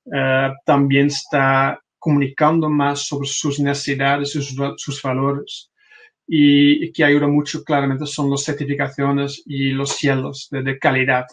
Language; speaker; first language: Spanish; non-native, fluent; Dutch